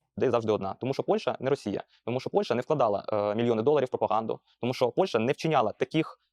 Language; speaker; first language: Ukrainian; non-native, local second language; Russian